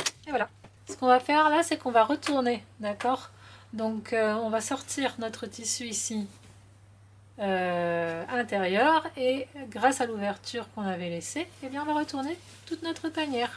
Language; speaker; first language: French; native; French